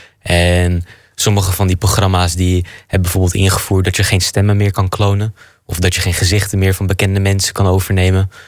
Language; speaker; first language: Dutch; native; Dutch